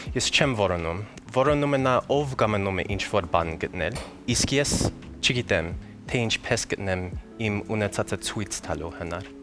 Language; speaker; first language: Armenian; non-native, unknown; English